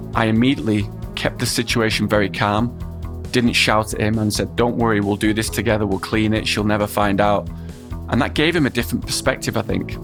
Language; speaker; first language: English; native; English